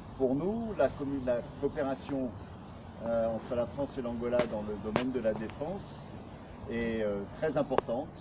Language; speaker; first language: French; native; French